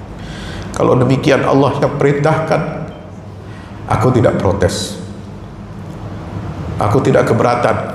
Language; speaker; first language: Indonesian; native; Indonesian